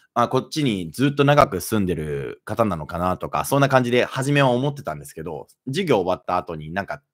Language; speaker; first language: Japanese; native; Japanese